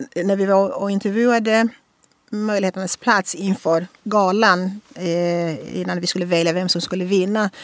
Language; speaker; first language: Swedish; non-native, fluent; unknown